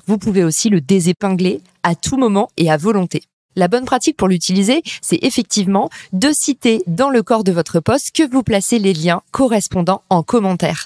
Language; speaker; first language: French; native; French